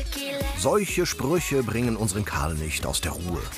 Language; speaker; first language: German; native; German